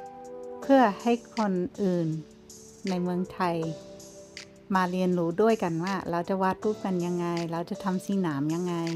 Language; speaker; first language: Thai; non-native, fluent; English